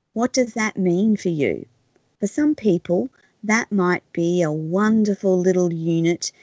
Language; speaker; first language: English; native; English